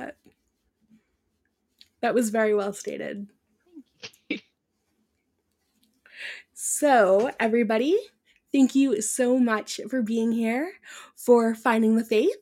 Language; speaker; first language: English; non-native, local second language; Irish